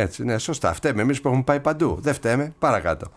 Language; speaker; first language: Greek; native; Greek